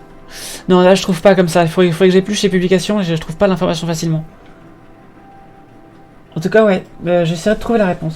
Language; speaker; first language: French; native; French